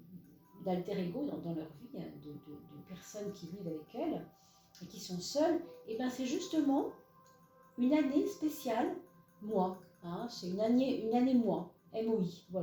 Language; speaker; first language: French; native; French